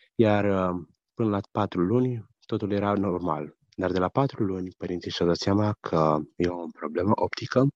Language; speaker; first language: Romanian; early bilingual, heritage; German